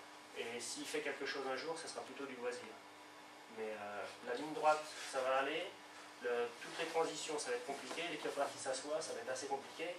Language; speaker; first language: French; native; French